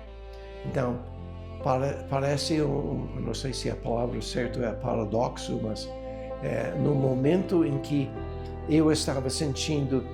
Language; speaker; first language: Portuguese; non-native, fluent; English